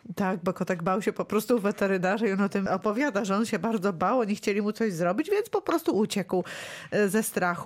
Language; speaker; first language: Polish; native; Polish